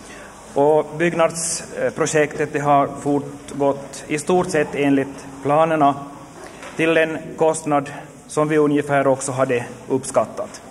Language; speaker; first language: Swedish; native; Swedish